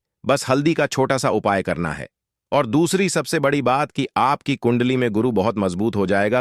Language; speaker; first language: Hindi; native; Hindi